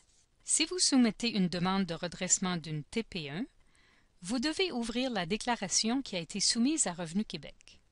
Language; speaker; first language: French; native; French